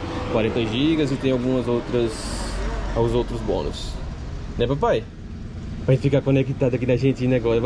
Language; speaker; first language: Portuguese; native; Portuguese